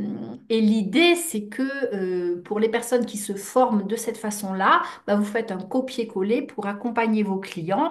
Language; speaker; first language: French; native; French